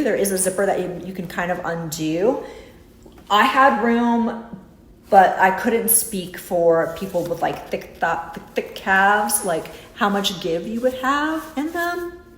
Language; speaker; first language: English; native; English